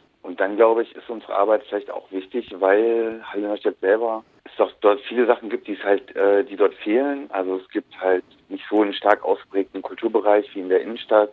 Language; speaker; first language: German; native; German